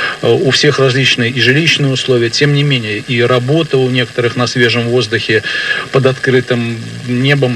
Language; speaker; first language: Russian; native; Russian